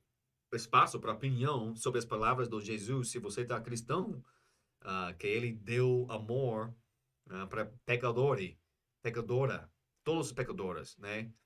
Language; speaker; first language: Portuguese; non-native, fluent; English